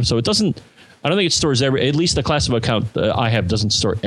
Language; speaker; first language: English; native; English